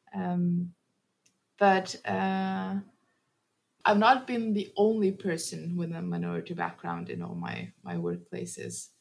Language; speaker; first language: English; early bilingual, heritage; Norwegian